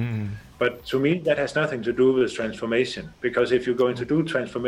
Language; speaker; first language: English; non-native, fluent; Danish